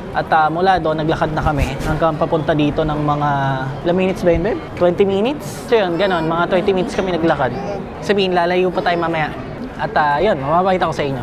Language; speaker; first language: Filipino; native; Filipino